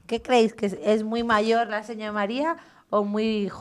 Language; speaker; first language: Spanish; native; Spanish